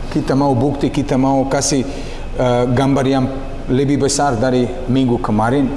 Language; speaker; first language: Indonesian; non-native, learner; Serbian